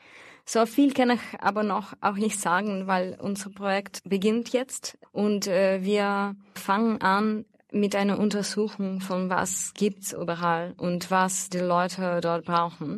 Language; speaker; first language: German; non-native, fluent; Russian